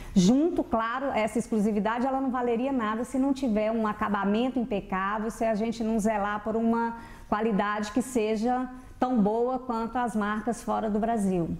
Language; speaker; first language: Portuguese; native; Portuguese